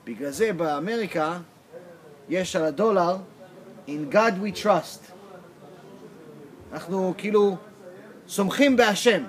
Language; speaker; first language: Hebrew; early bilingual, heritage; English